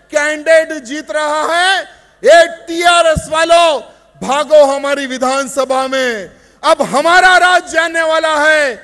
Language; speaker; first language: Hindi; native; Hindi